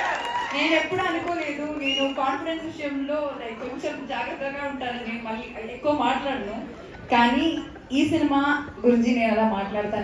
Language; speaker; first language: Telugu; non-native, fluent; Malayalam